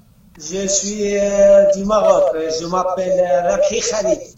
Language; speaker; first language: French; non-native, learner; Arabic